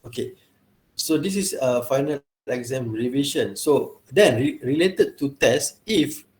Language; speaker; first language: English; non-native, local second language; Malay